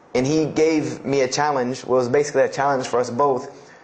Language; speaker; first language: English; native; English